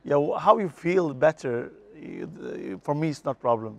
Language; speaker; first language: English; non-native, fluent; Turkish